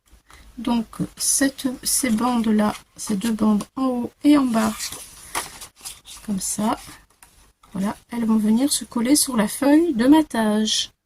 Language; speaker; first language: French; native; French